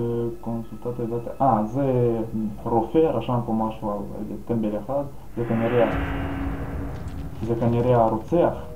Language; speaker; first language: Hebrew; non-native, fluent; Russian